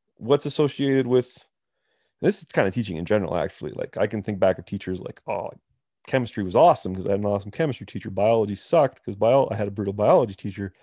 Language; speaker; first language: English; native; English